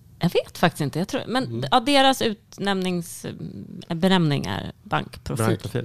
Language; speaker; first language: Swedish; native; Swedish